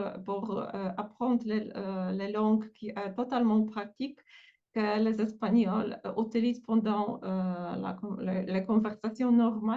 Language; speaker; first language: French; non-native, fluent; Polish